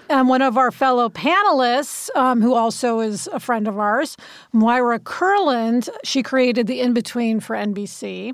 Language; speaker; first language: English; native; English